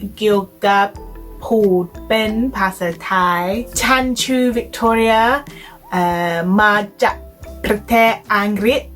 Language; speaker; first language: Thai; non-native, learner; English